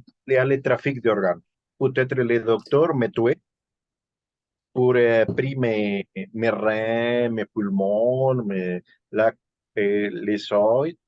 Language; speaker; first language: French; non-native, learner; Spanish